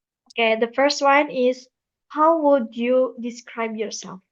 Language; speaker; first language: English; non-native, learner; Indonesian